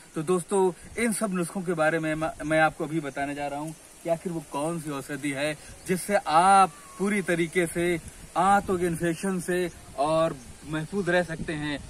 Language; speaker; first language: Hindi; native; Hindi